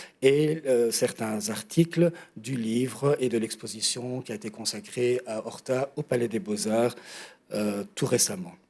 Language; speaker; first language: French; native; French